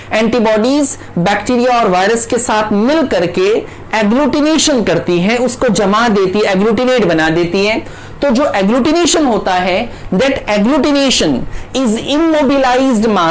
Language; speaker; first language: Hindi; native; Hindi